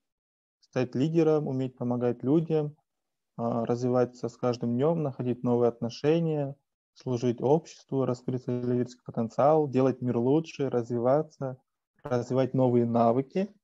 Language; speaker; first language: Russian; native; Russian